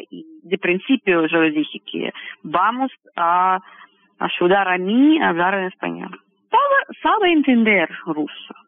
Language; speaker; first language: Spanish; non-native, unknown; Russian